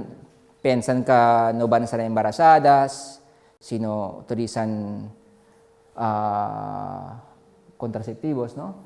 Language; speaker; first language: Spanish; non-native, fluent; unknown